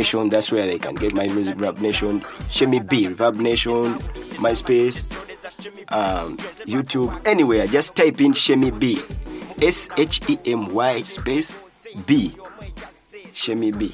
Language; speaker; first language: English; non-native, local second language; Ganda